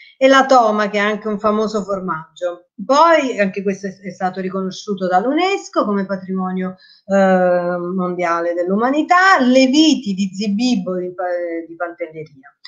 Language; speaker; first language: Italian; native; Italian